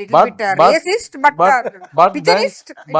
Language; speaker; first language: English; non-native, local second language; Sinhala